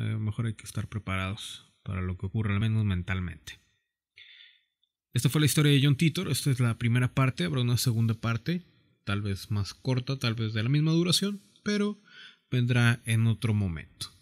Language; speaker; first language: Spanish; native; Spanish